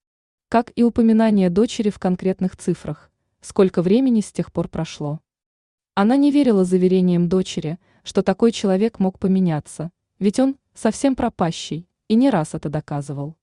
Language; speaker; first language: Russian; native; Russian